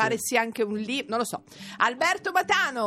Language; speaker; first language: Italian; native; Italian